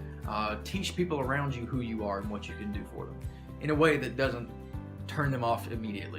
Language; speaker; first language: English; native; English